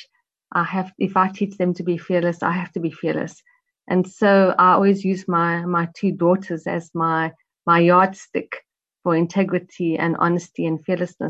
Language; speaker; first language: English; native; English